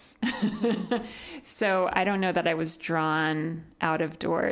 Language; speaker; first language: English; native; English